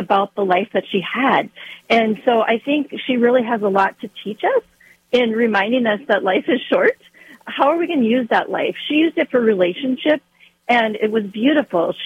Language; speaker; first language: English; native; English